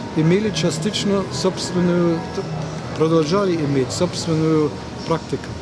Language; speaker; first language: Russian; non-native, fluent; German